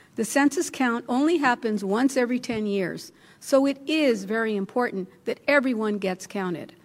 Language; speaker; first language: English; early bilingual, other home language; Spanish